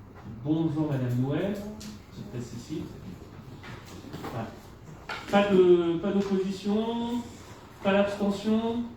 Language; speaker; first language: French; native; French